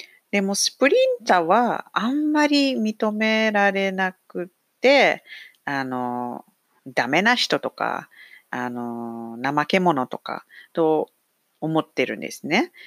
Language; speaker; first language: Japanese; non-native, fluent; English